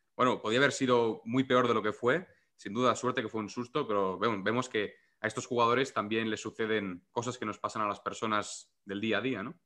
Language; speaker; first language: Spanish; non-native, local second language; Catalan